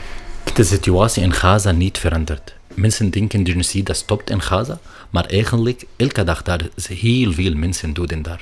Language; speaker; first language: Dutch; non-native, learner; Arabic